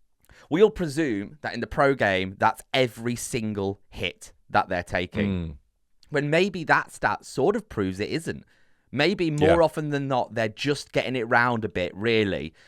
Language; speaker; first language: English; native; English